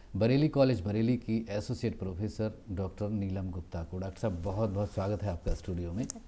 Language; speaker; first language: Hindi; native; Hindi